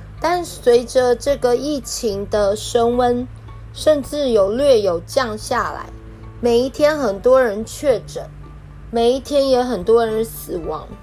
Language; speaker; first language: Chinese; native; Chinese